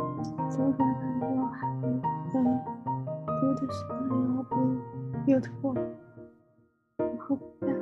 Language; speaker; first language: English; non-native, learner; Chinese